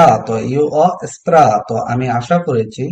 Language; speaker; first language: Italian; non-native, fluent; Bangla